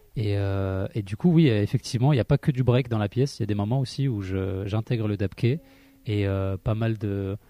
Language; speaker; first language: French; early bilingual, other home language; Arabic